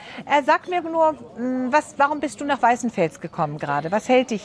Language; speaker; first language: German; native; German